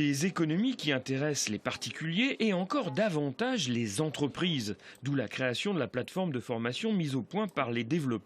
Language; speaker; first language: French; native; French